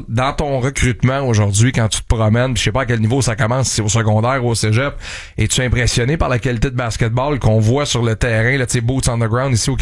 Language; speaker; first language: French; native; French